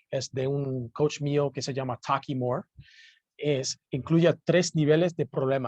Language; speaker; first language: Spanish; non-native, learner; English